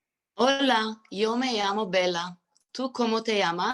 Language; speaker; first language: Spanish; non-native, learner; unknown